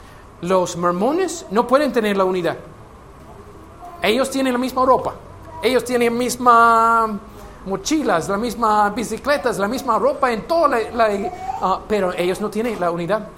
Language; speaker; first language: Spanish; non-native, learner; English